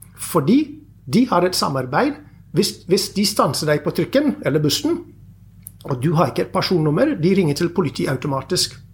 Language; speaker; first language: Norwegian; non-native, fluent; English